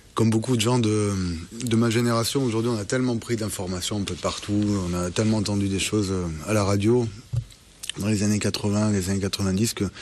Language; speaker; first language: French; non-native, fluent; German